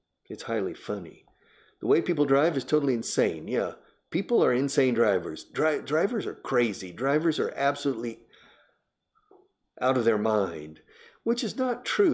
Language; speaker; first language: English; native; English